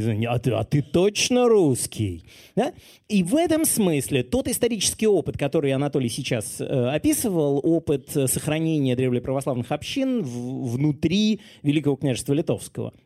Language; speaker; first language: Russian; native; Russian